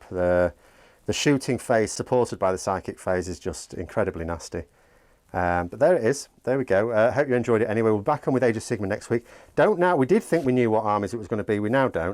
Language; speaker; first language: English; native; English